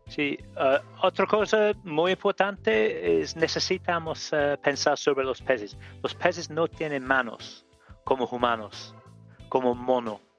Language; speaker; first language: Spanish; non-native, learner; English